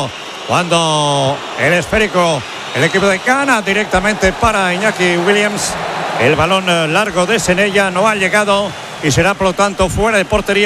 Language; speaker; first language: Spanish; native; Spanish